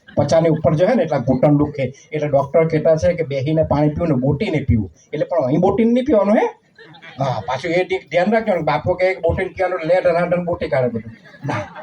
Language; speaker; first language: Gujarati; non-native, local second language; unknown